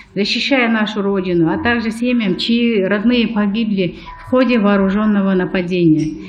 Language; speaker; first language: Russian; non-native, local second language; Kyrgyz